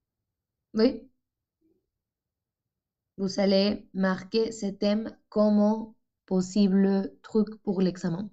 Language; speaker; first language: French; non-native, fluent; Spanish